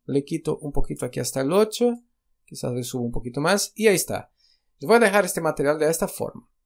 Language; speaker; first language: Spanish; non-native, fluent; Portuguese